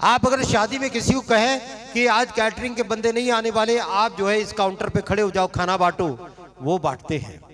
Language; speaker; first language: Hindi; non-native, local second language; Marathi